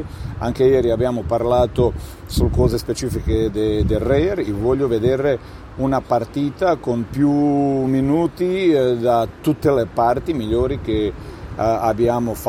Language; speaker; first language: Italian; non-native, fluent; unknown